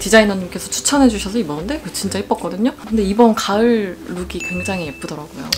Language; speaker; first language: Korean; native; Korean